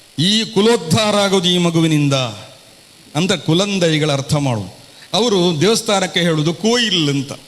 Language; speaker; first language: Kannada; non-native, local second language; Tulu